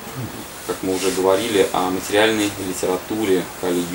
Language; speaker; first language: Russian; native; Russian